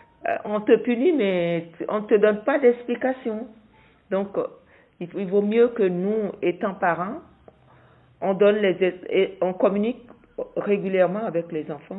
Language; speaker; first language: French; non-native, local second language; Arabic